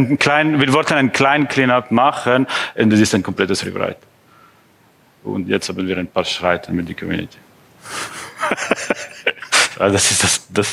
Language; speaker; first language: German; non-native, fluent; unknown